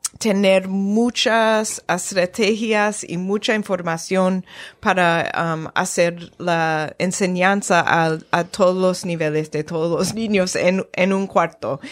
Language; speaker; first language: Spanish; non-native, fluent; English